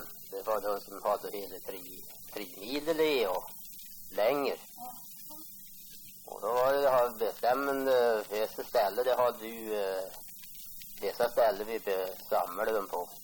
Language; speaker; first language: Swedish; native; Swedish